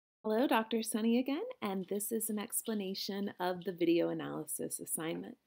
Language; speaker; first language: English; native; English